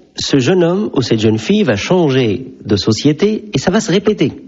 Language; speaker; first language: French; non-native, local second language; Arabic